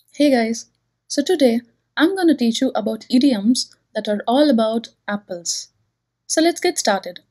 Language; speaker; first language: English; non-native, local second language; Telugu